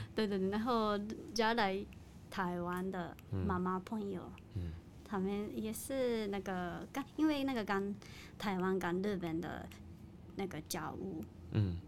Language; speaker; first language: Chinese; non-native, learner; Japanese